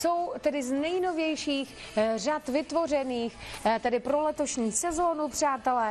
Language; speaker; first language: Czech; native; Czech